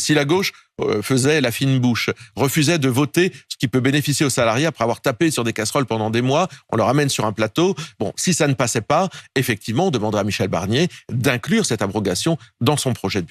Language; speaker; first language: French; native; French